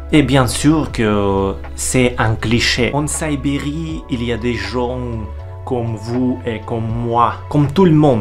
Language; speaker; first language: French; non-native, learner; Russian